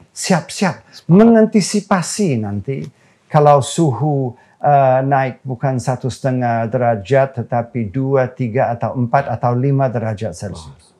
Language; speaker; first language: Indonesian; non-native, fluent; English